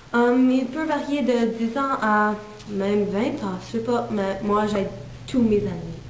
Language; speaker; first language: French; non-native, local second language; English